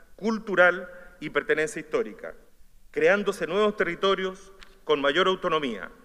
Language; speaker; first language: Spanish; native; Spanish